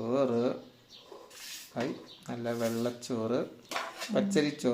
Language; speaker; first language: Malayalam; native; Malayalam